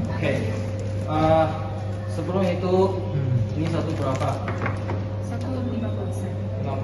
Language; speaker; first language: Indonesian; non-native, local second language; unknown